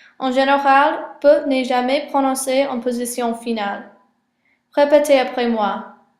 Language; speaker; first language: French; non-native, learner; English